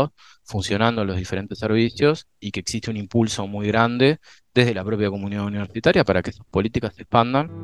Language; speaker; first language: Spanish; native; Spanish